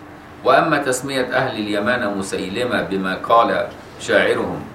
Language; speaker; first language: Arabic; native; Arabic